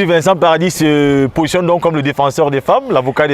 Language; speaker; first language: French; native; French